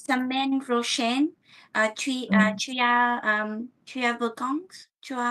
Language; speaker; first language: French; non-native, learner; Vietnamese